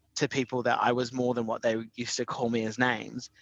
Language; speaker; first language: English; native; English